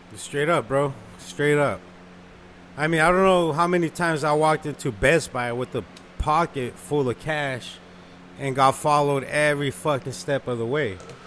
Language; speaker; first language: English; early bilingual, other home language; Spanish